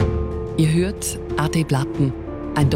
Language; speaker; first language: German; native; German